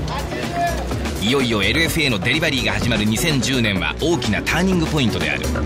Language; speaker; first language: Japanese; native; Japanese